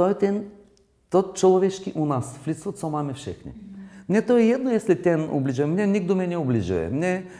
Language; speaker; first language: Czech; non-native, learner; Bulgarian